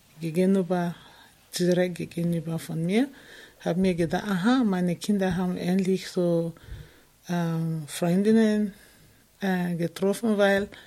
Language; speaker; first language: German; non-native, fluent; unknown